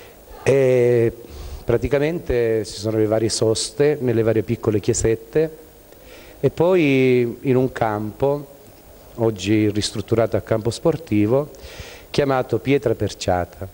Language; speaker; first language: Italian; native; Italian